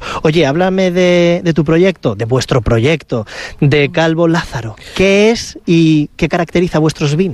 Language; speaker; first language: Spanish; native; Spanish